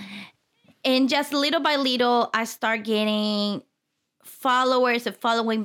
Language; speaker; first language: English; non-native, fluent; Spanish